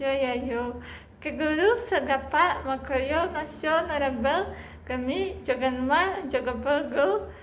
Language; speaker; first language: Korean; non-native, learner; Portuguese